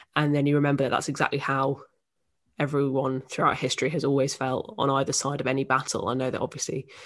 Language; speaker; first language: English; native; English